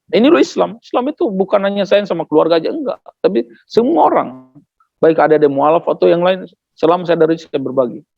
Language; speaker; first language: Indonesian; non-native, local second language; Tetum